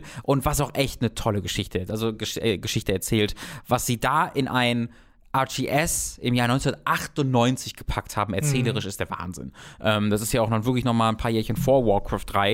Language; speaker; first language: German; native; German